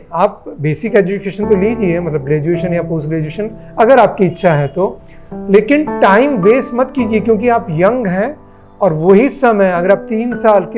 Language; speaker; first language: Hindi; native; Hindi